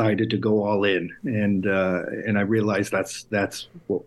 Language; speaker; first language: English; native; English